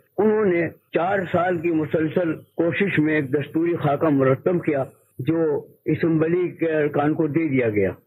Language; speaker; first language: Urdu; native; Urdu